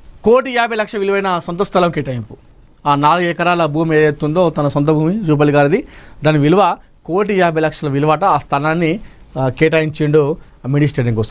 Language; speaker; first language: Telugu; native; Telugu